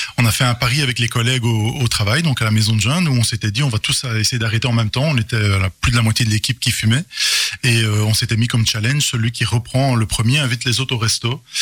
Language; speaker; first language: French; native; French